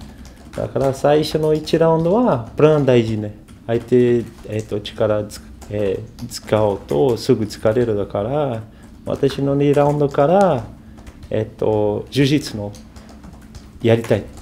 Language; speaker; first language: Japanese; non-native, learner; Portuguese